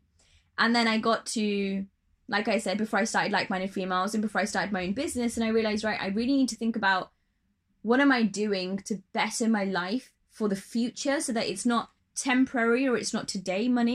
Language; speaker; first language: English; native; English